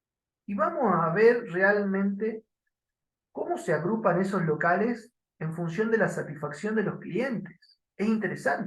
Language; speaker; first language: Spanish; native; Spanish